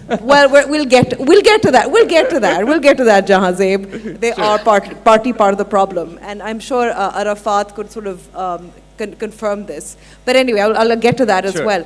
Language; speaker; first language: English; non-native, local second language; Urdu